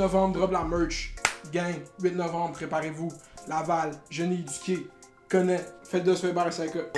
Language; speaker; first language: French; native; French